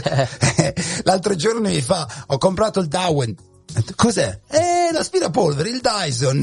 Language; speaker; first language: Italian; native; Italian